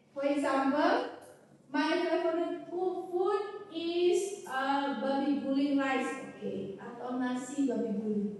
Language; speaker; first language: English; non-native, fluent; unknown